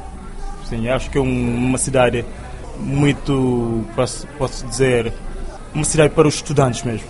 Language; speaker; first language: Portuguese; non-native, local second language; Kabuverdianu